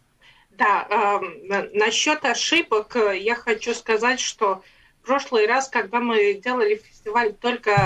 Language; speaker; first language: Russian; non-native, local second language; Latvian